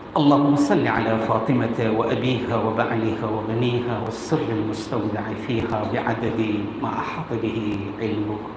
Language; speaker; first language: Urdu; non-native, local second language; Kashmiri